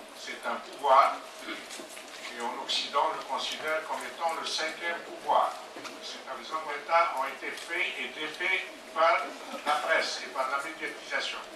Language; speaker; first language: French; non-native, local second language; Arabic